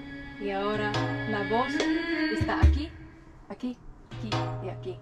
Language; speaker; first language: Spanish; non-native, fluent; English